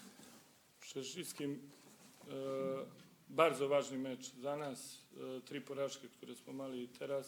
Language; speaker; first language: Polish; non-native, learner; Serbian